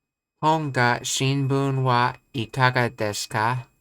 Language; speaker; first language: Japanese; non-native, learner; English